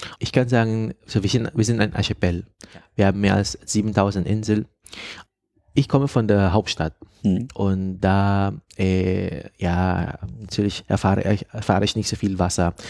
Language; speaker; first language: German; non-native, fluent; Filipino